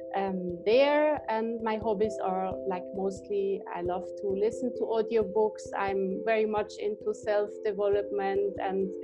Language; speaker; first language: English; non-native, fluent; German